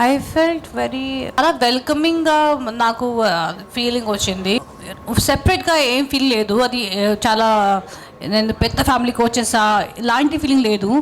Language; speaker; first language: Telugu; non-native, learner; Hindi